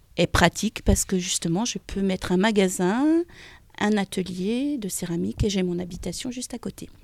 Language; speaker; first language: French; native; French